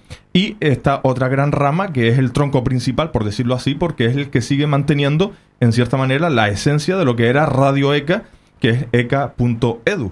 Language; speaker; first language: Spanish; native; Spanish